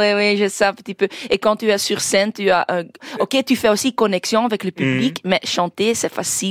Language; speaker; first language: French; non-native, local second language; Dutch